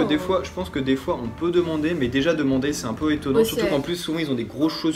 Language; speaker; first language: French; native; French